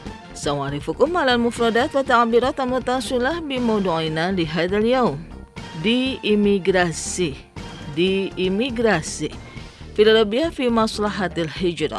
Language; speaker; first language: Arabic; non-native, fluent; Indonesian